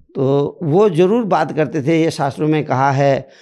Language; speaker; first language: Hindi; native; Hindi